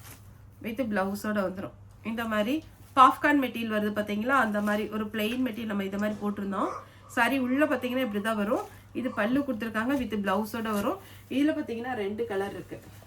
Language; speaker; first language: Tamil; native; Tamil